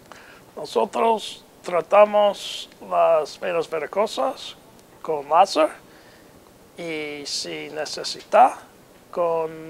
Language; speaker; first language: Spanish; non-native, learner; English